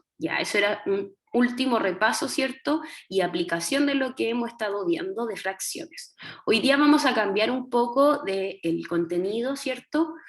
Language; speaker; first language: Spanish; native; Spanish